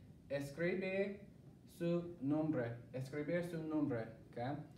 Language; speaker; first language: Spanish; non-native, learner; English